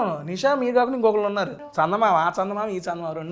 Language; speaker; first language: Telugu; native; Telugu